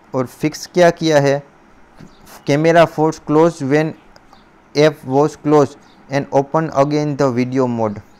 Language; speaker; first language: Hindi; non-native, local second language; Gujarati